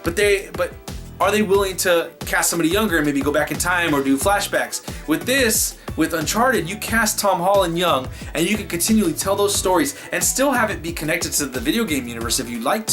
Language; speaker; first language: English; native; English